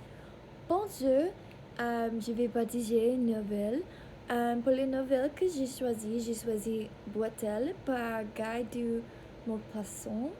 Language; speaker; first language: French; non-native, learner; English